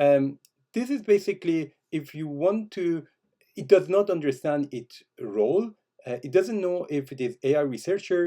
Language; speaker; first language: English; non-native, fluent; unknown